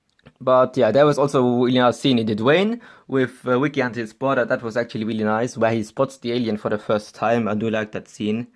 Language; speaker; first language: English; non-native, fluent; German